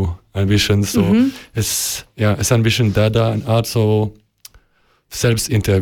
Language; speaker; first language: German; non-native, learner; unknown